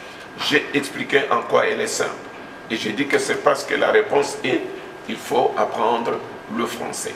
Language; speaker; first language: French; non-native, local second language; Lingala